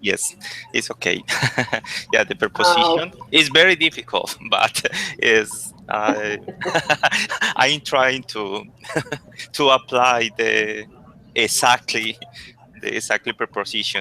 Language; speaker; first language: English; non-native, learner; Spanish